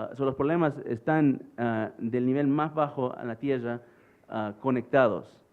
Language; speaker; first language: Spanish; early bilingual, heritage; English